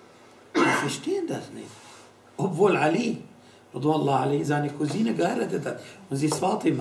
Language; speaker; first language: German; non-native, fluent; Arabic